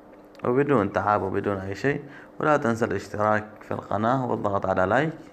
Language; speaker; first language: Arabic; native; Arabic